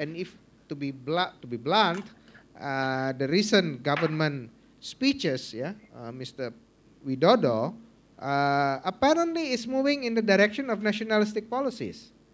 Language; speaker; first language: English; non-native, fluent; Indonesian